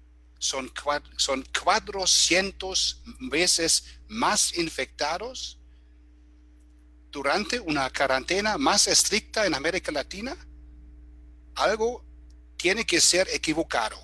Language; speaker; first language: Spanish; non-native, fluent; German